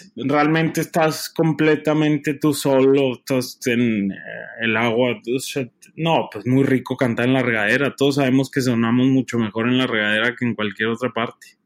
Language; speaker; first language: Spanish; native; Spanish